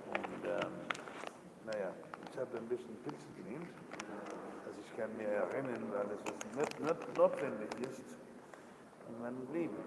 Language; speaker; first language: German; non-native, learner; Spanish